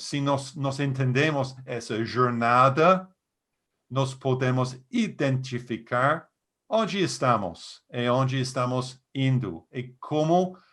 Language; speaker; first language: Portuguese; non-native, fluent; English